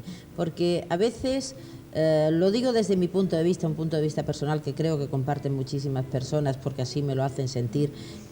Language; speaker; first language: Spanish; native; Spanish